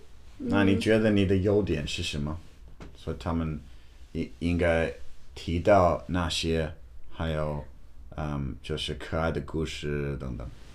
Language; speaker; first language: Chinese; non-native, learner; English